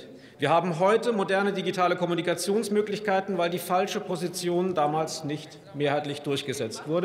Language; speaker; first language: German; native; German